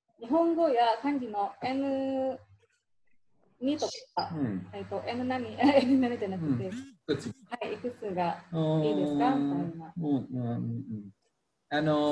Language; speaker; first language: Japanese; non-native, fluent; Indonesian